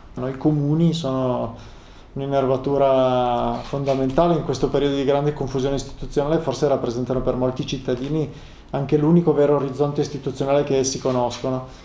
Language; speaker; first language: Italian; native; Italian